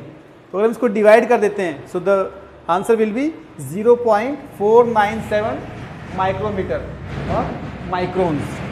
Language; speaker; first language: Hindi; native; Hindi